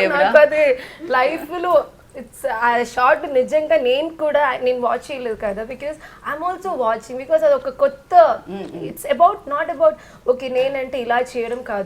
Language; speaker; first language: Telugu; non-native, learner; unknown